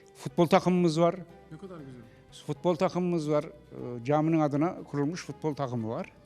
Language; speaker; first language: Turkish; native; Turkish